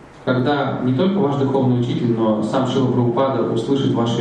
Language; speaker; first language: Russian; native; Russian